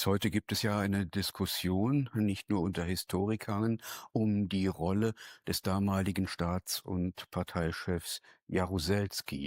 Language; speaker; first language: German; native; German